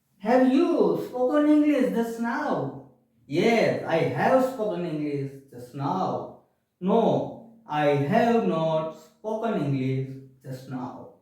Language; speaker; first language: English; non-native, fluent; Gujarati